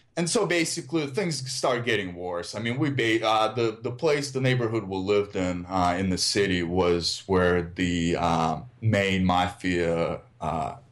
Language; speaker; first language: English; early bilingual, other home language; Russian